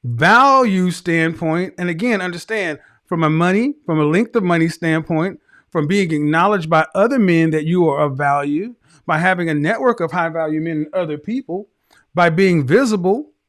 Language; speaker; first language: English; native; English